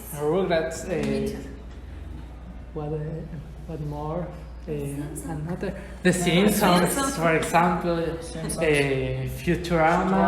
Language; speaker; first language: English; non-native, learner; Spanish